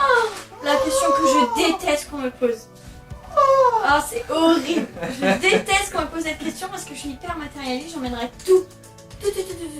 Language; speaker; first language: French; native; French